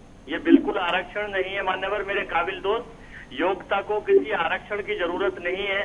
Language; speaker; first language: Hindi; native; Hindi